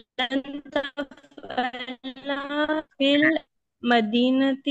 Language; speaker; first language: Arabic; non-native, learner; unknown